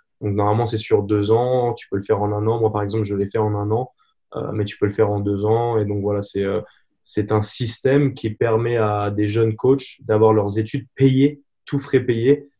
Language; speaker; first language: French; native; French